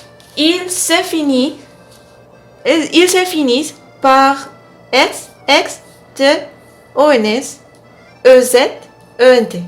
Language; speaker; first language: French; non-native, learner; Spanish